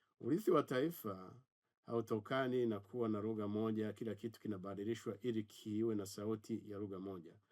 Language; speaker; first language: Swahili; non-native, local second language; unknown